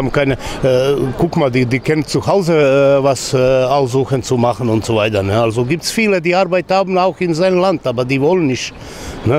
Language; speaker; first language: German; non-native, learner; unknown